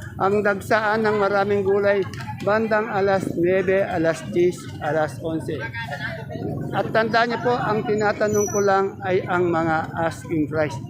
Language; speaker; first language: Filipino; native; Filipino